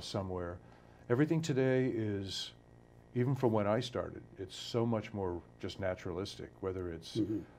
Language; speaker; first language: English; native; English